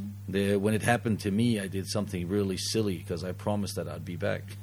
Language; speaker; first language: English; early bilingual, heritage; English